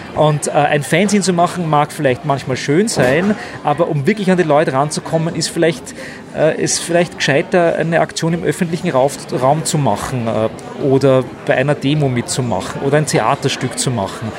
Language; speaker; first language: German; native; German